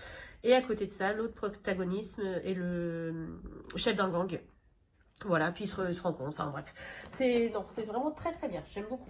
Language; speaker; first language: French; native; French